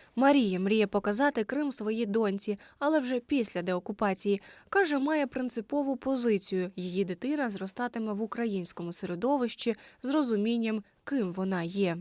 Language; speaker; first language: Ukrainian; native; Ukrainian